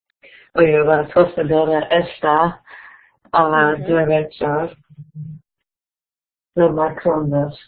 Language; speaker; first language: Spanish; non-native, learner; English